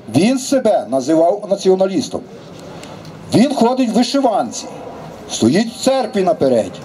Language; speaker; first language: Ukrainian; native; Ukrainian